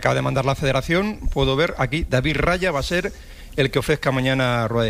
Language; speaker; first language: Spanish; native; Spanish